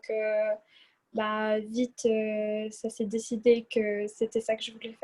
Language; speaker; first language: French; early bilingual, other home language; Portuguese